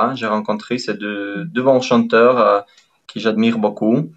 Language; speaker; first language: French; non-native, fluent; Ukrainian